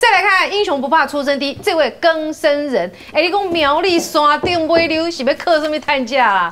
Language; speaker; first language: Chinese; native; Chinese